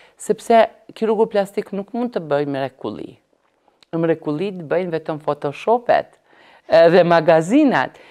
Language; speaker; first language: Albanian; native; Albanian